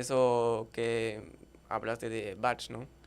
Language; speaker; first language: Spanish; non-native, fluent; French